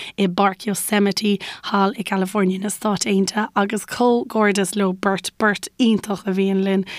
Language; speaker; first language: Irish; native; Irish